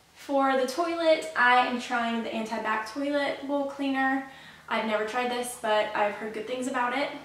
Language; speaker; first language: English; native; English